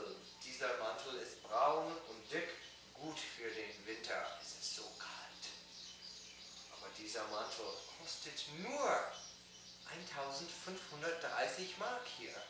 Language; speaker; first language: German; non-native, learner; English